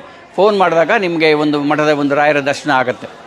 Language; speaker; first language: Kannada; native; Kannada